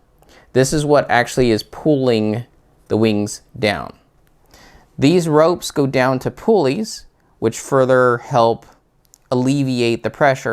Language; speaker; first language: English; native; English